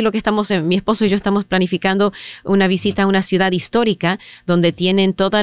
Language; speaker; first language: Spanish; early bilingual, heritage; Spanish